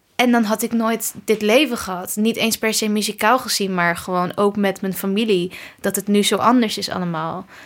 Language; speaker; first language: Dutch; early bilingual, other home language; Kurdish